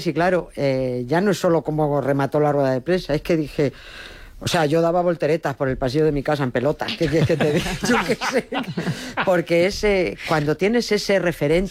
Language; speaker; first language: Spanish; native; Spanish